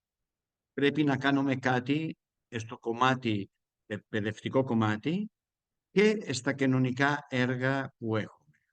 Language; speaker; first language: Greek; non-native, learner; Spanish